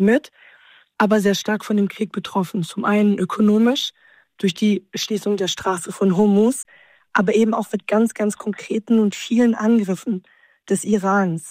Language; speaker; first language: German; native; German